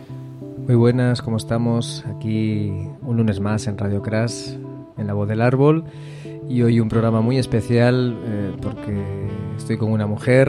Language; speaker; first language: Spanish; native; Spanish